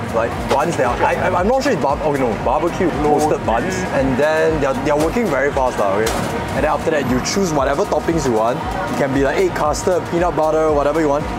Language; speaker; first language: English; native; English